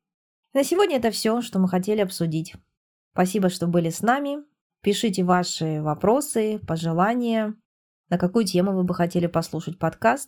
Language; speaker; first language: Russian; native; Russian